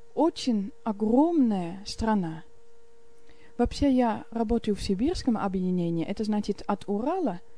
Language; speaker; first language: Russian; non-native, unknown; Dutch